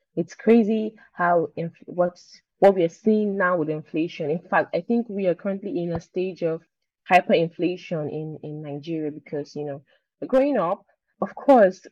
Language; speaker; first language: English; non-native, local second language; Igbo